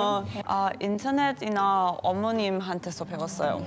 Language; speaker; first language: Korean; non-native, learner; German